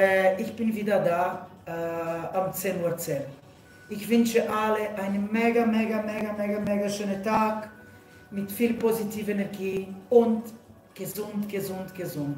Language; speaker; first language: German; non-native, fluent; Portuguese